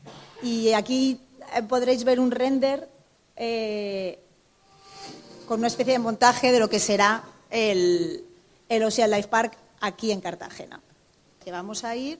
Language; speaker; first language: Spanish; native; Spanish